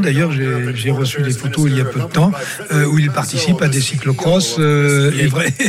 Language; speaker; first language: French; native; French